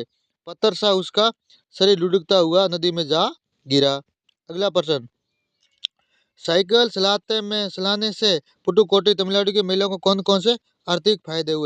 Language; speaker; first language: Hindi; native; Hindi